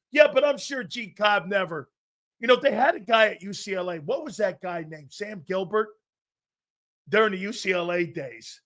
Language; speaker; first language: English; native; English